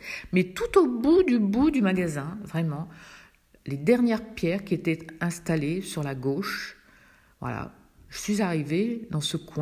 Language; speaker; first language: French; native; French